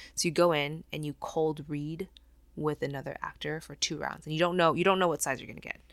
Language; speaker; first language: English; non-native, fluent; Chinese